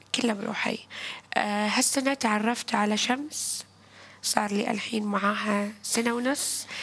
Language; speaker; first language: Arabic; native; Arabic